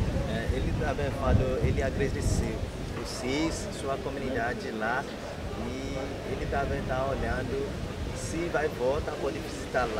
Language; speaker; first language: Portuguese; non-native, learner; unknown